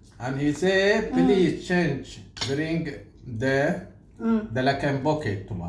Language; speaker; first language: English; non-native, learner; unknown